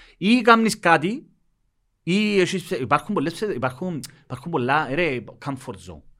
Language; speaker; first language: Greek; native; Greek